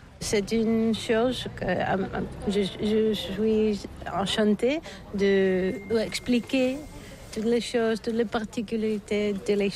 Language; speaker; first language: French; non-native, learner; Bulgarian